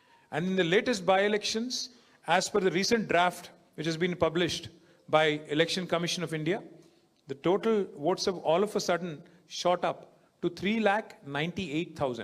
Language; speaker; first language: English; non-native, local second language; Telugu